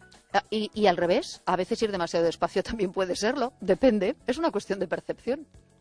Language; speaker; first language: Spanish; native; Spanish